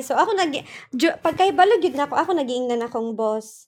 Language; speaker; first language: Filipino; non-native, local second language; Surigaonon